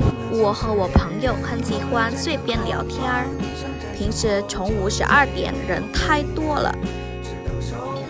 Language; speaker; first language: Chinese; non-native, learner; Indonesian